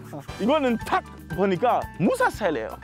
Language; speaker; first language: Korean; non-native, fluent; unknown